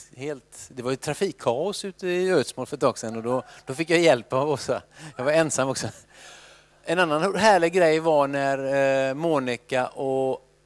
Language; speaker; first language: Swedish; native; Swedish